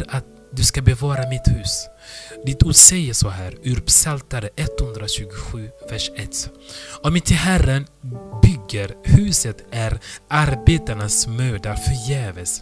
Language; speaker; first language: Swedish; non-native, fluent; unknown